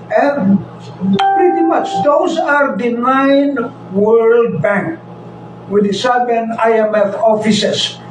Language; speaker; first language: English; non-native, local second language; Filipino